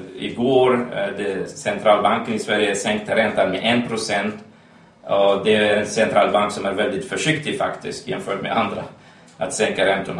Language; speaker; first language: Swedish; non-native, fluent; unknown